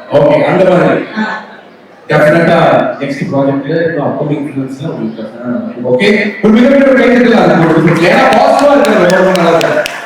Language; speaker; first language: Tamil; native; Tamil